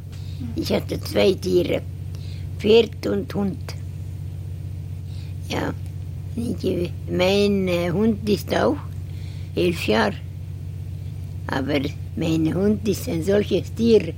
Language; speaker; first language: German; non-native, learner; Estonian